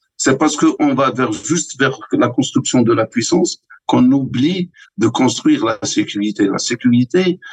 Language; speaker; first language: French; non-native, local second language; Arabic